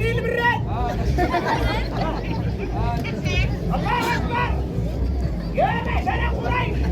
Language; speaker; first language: Arabic; native; Arabic